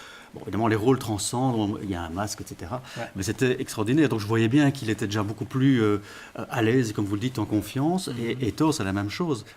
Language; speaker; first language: French; native; French